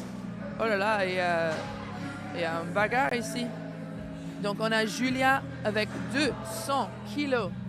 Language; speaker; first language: French; non-native, fluent; English